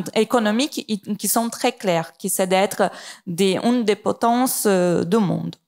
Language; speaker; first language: French; non-native, fluent; Portuguese